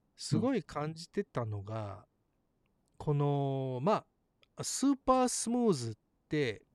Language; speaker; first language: Japanese; early bilingual, heritage; Japanese